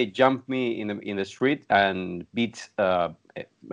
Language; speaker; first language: English; non-native, fluent; Spanish